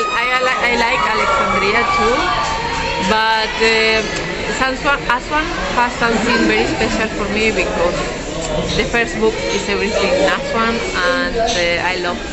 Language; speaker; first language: English; non-native, fluent; Spanish